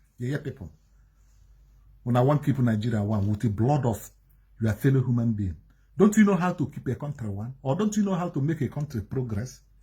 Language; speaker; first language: Nigerian Pidgin; native; Nigerian Pidgin